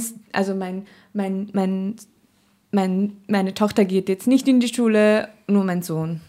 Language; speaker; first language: German; non-native, fluent; Nepali